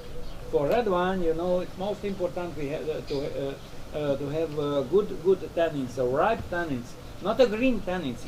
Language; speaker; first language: English; non-native, learner; Romanian